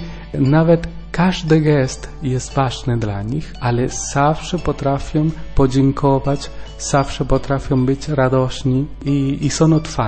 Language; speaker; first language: Polish; non-native, learner; Spanish